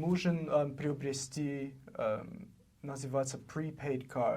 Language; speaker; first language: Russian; non-native, learner; English